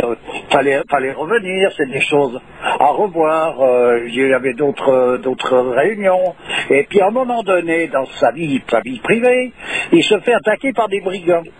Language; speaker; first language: French; native; French